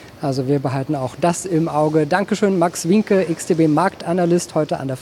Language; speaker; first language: German; native; German